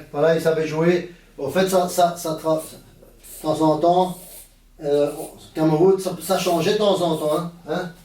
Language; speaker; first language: French; native; French